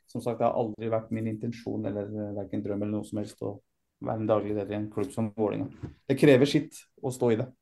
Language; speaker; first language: Norwegian; early bilingual, other home language; Persian